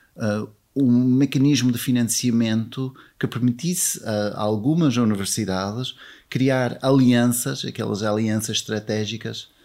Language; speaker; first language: Portuguese; non-native, fluent; English